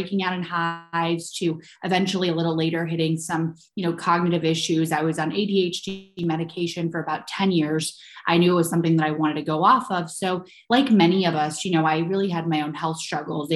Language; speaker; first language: English; native; English